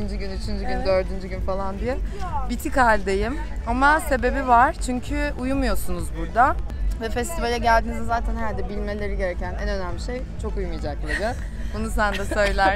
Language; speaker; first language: Turkish; native; Turkish